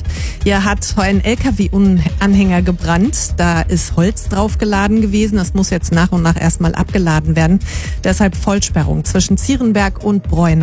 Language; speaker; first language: German; native; German